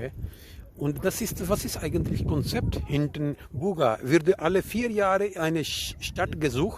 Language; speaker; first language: German; non-native, learner; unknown